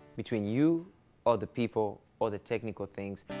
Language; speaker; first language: English; non-native, local second language; Ganda